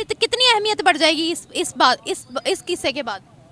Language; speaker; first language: Hindi; native; Hindi